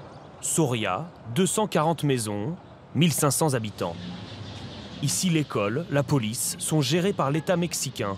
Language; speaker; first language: French; native; French